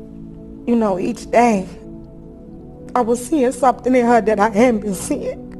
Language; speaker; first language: English; native; English